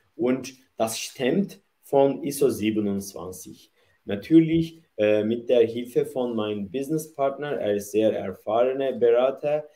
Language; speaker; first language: German; non-native, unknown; Turkish